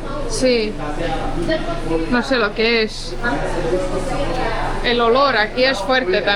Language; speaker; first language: Spanish; non-native, fluent; Estonian